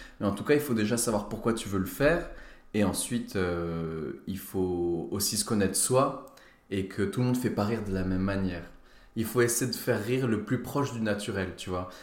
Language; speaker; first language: French; native; French